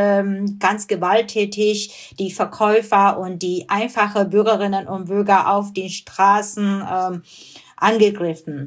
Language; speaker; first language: German; non-native, fluent; Burmese